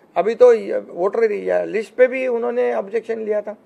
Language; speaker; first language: Hindi; non-native, local second language; Marathi